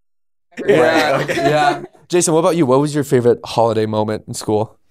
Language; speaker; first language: English; early bilingual, other home language; Polish